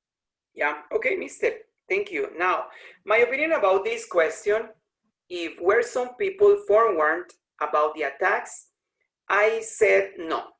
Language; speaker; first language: English; non-native, learner; Spanish